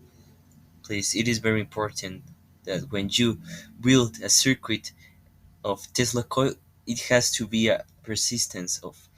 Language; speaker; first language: English; non-native, learner; Spanish